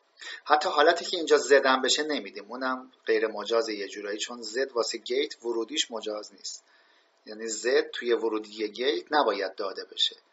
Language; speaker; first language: Persian; native; Persian